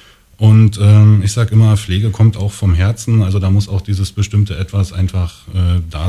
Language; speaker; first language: German; native; German